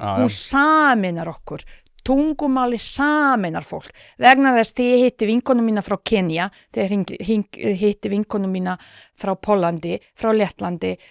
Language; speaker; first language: Icelandic; non-native, fluent; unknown